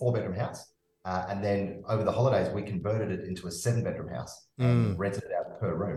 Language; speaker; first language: English; native; English